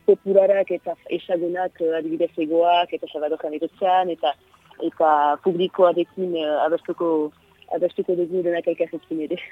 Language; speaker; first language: Basque; non-native, local second language; French